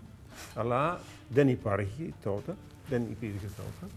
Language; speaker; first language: Greek; non-native, learner; Dutch